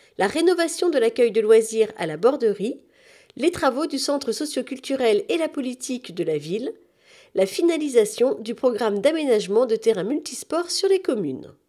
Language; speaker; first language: French; native; French